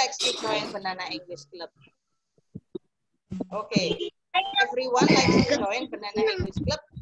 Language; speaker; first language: English; non-native, fluent; Indonesian